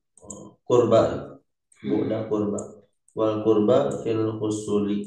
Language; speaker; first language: Arabic; non-native, learner; Indonesian